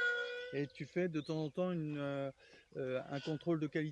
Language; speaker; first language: French; native; French